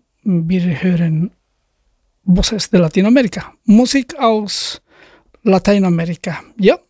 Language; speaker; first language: German; non-native, learner; Spanish